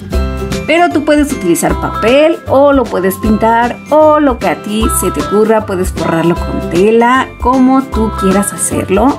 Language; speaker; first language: Spanish; native; Spanish